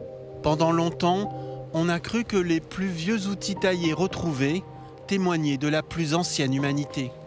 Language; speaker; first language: French; native; French